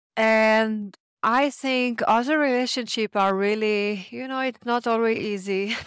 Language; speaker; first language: English; non-native, fluent; French